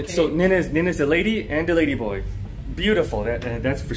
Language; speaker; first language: English; native; English